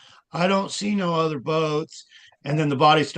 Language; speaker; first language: English; native; English